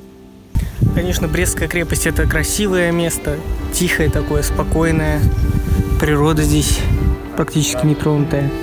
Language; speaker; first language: Russian; native; Russian